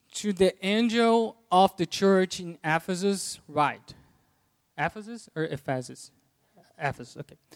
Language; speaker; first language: English; non-native, fluent; Portuguese